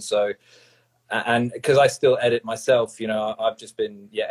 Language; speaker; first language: English; native; English